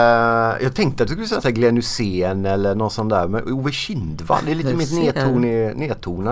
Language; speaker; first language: Swedish; native; Swedish